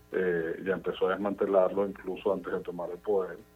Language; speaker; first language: Spanish; native; Spanish